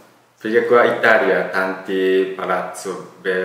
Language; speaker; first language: Italian; non-native, learner; Japanese